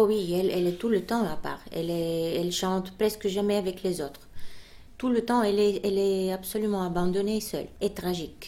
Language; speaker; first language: French; non-native, fluent; Bulgarian